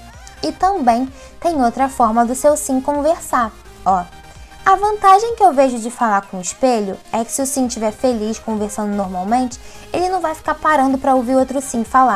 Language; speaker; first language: Portuguese; native; Portuguese